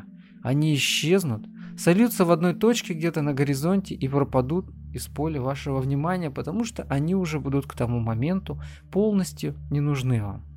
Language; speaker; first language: Russian; native; Russian